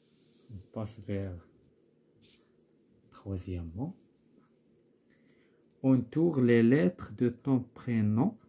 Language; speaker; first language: French; non-native, local second language; Arabic